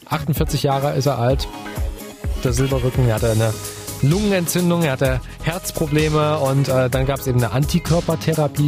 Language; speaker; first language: German; native; German